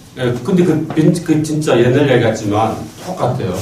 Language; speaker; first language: Korean; native; Korean